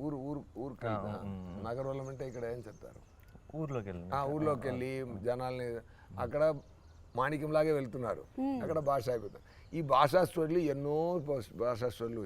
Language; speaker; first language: Telugu; non-native, fluent; Tamil